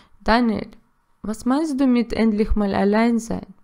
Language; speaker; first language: German; non-native, learner; Russian